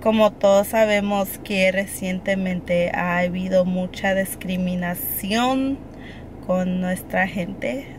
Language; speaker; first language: Spanish; early bilingual, heritage; Spanish